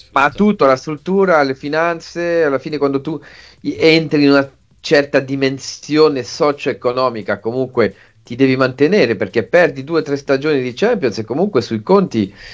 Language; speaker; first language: Italian; native; Italian